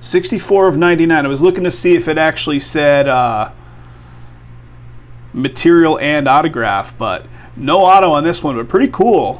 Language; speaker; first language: English; native; English